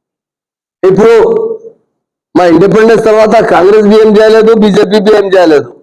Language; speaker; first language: Telugu; non-native, local second language; Urdu